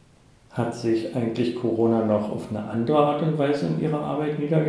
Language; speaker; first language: German; native; German